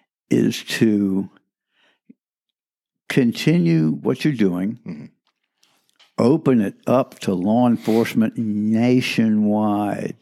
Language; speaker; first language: English; early bilingual, other home language; French